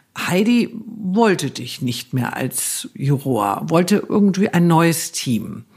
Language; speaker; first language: German; native; German